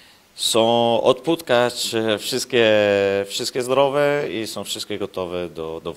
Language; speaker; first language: Polish; non-native, learner; Italian